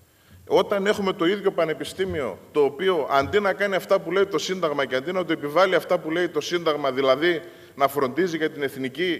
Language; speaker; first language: Greek; native; Greek